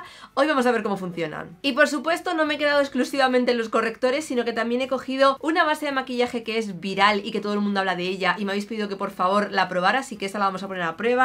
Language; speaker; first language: Spanish; native; Spanish